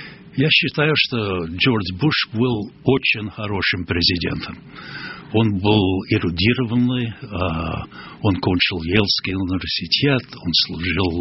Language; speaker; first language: Russian; non-native, fluent; English